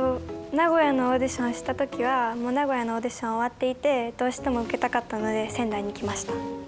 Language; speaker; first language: Japanese; non-native, fluent; English